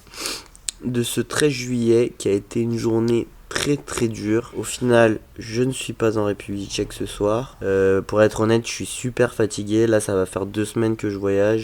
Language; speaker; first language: French; native; French